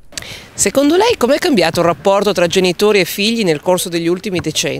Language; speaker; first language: Italian; native; Italian